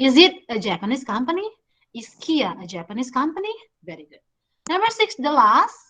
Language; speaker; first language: English; non-native, fluent; Indonesian